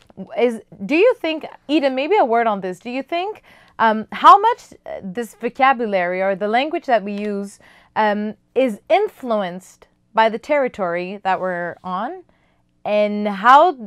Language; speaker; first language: English; non-native, fluent; French